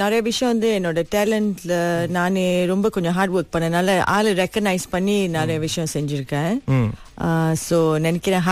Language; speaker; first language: Tamil; early bilingual, heritage; Tamil